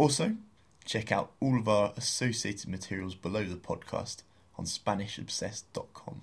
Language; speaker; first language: English; native; English